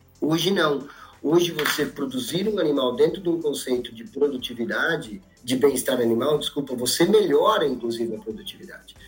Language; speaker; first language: Portuguese; native; Portuguese